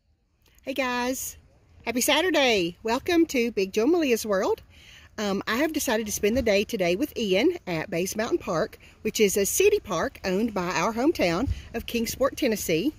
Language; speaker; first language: English; native; English